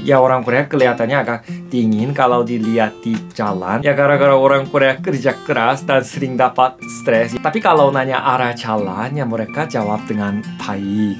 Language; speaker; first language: Indonesian; non-native, fluent; Korean